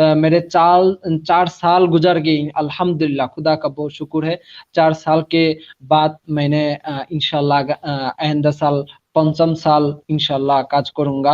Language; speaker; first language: Hindi; non-native, learner; Bangla